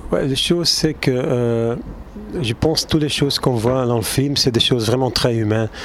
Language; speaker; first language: French; non-native, local second language; Turkish